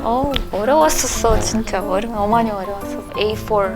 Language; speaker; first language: Korean; non-native, learner; Russian